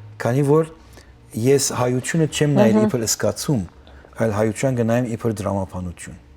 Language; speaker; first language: Armenian; early bilingual, heritage; Armenian